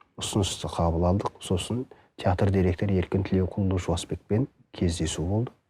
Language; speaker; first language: Kazakh; native; Kazakh